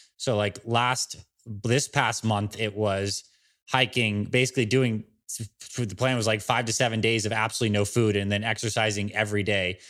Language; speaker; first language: English; native; English